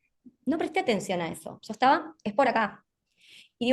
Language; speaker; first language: Spanish; native; Spanish